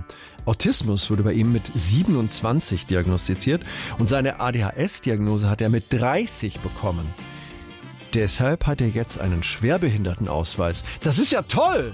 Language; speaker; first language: German; native; German